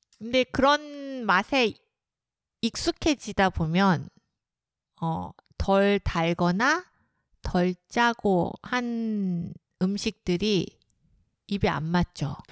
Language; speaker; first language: Korean; native; Korean